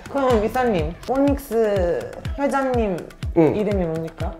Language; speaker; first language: Korean; non-native, fluent; Turkish